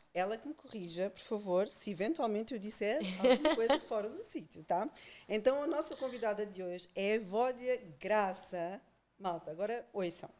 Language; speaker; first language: Portuguese; early bilingual, other home language; Kabuverdianu